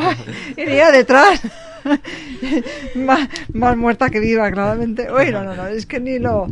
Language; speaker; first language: Spanish; native; Spanish